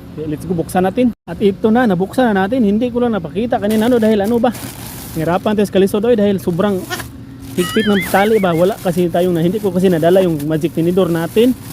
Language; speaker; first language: Filipino; non-native, local second language; Cebuano